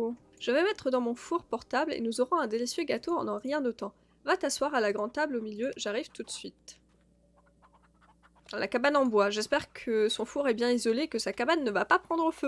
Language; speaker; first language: French; native; French